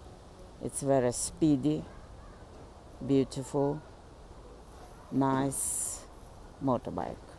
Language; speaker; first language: English; non-native, learner; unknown